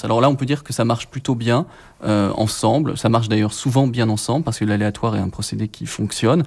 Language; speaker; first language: French; native; French